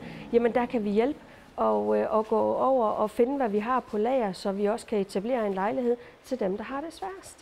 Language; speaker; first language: Danish; native; Danish